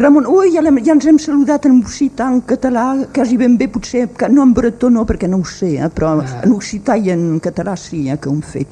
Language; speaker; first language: Catalan; native; Catalan